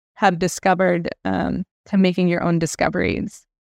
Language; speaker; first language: English; non-native, local second language; Hindi